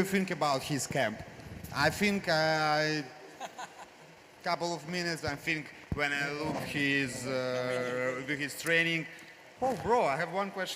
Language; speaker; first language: English; non-native, learner; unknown